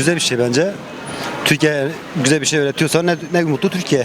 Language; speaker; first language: Turkish; early bilingual, heritage; Turkish